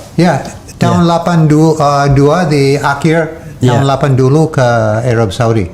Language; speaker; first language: Indonesian; non-native, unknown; English